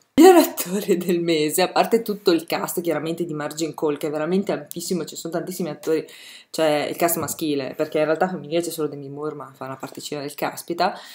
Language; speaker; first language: Italian; native; Italian